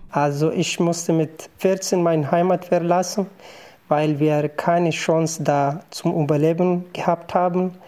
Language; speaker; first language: German; non-native, learner; Pashto